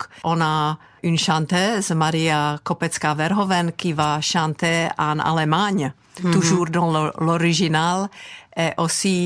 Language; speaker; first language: French; non-native, fluent; Czech